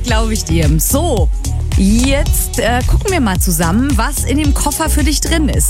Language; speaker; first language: German; native; German